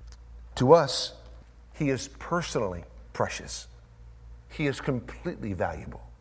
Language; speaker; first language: English; native; English